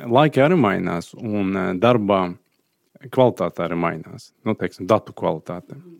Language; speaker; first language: Latvian; non-native, fluent; Azerbaijani